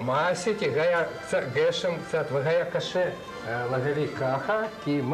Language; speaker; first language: Hebrew; non-native, learner; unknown